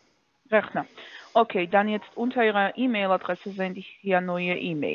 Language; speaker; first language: German; non-native, fluent; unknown